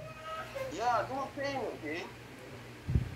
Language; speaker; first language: English; non-native, fluent; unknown